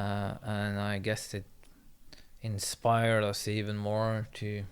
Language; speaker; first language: English; non-native, fluent; Norwegian